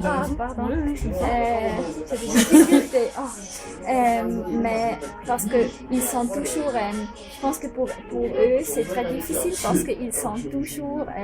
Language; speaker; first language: French; non-native, fluent; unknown